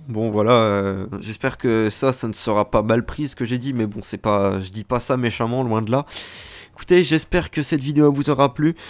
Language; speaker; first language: French; native; French